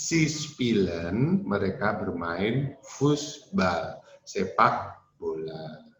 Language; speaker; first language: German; non-native, learner; Indonesian